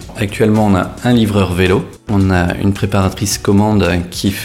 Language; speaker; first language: French; native; French